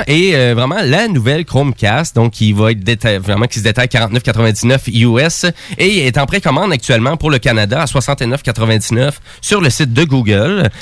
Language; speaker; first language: French; native; French